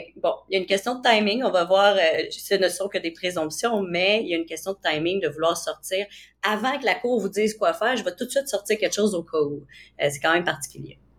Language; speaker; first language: French; native; French